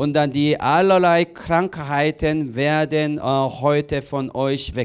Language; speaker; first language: German; non-native, learner; Korean